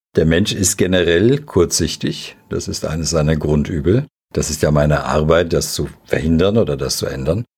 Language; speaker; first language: German; early bilingual, other home language; Serbian